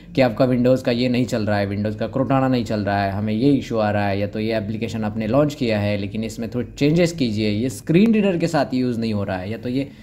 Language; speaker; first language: Hindi; non-native, local second language; Marathi